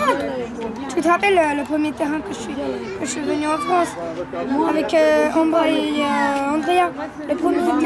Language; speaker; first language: French; non-native, learner; Romanian